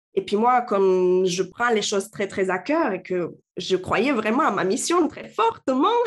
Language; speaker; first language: French; non-native, fluent; Romanian